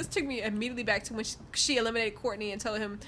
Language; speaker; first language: English; native; English